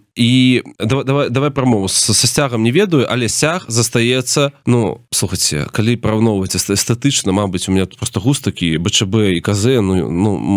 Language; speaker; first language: Belarusian; non-native, local second language; Russian